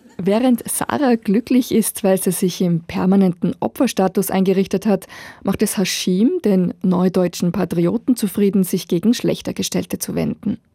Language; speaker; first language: German; native; German